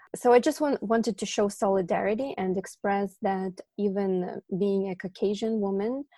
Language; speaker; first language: English; non-native, fluent; Ukrainian